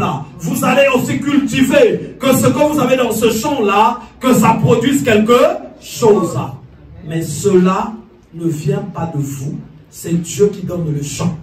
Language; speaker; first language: French; non-native, local second language; Lingala